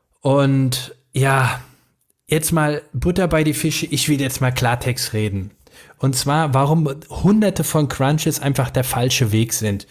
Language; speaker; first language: German; native; German